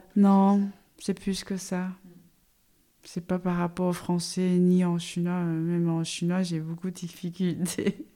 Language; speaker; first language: French; non-native, fluent; Chinese